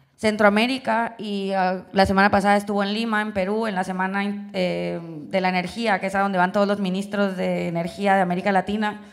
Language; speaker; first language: Spanish; native; Spanish